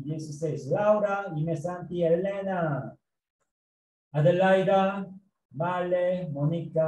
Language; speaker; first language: Spanish; non-native, learner; Korean